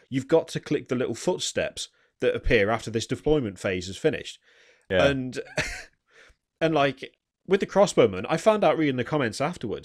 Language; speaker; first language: English; native; English